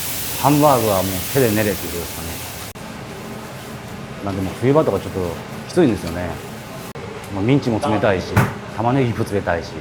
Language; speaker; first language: Japanese; native; Japanese